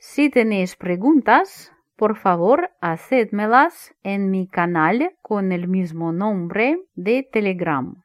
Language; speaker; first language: Spanish; non-native, fluent; Russian